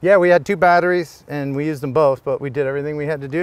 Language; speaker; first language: English; native; English